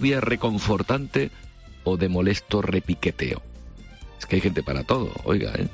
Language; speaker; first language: Spanish; native; Spanish